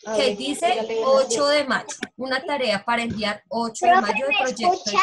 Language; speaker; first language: Spanish; native; Spanish